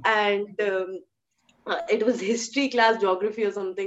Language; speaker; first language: English; early bilingual, other home language; Hindi